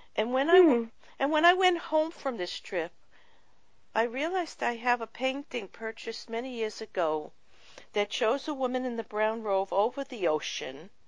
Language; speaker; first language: English; early bilingual, other home language; Russian